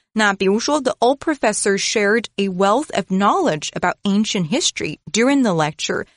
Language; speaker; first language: English; non-native, fluent; Chinese